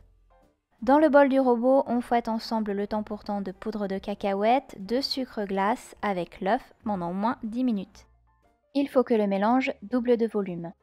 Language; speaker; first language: French; native; French